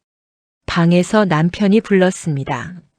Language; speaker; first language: Korean; native; Korean